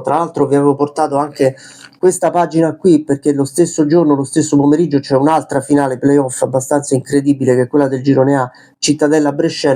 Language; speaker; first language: Italian; native; Italian